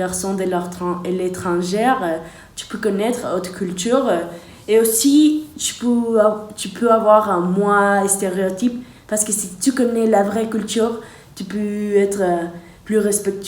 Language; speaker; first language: French; non-native, fluent; Spanish